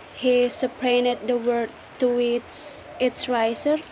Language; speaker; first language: English; non-native, learner; Indonesian